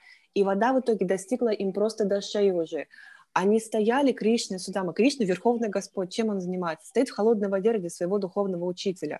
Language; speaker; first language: Russian; native; Russian